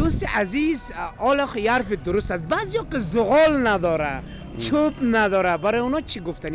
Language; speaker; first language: Persian; native; Persian